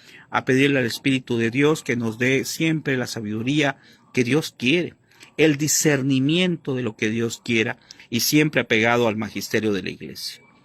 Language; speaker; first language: Spanish; native; Spanish